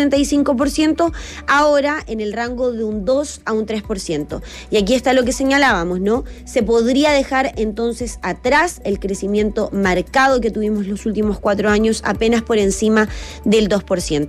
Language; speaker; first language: Spanish; native; Spanish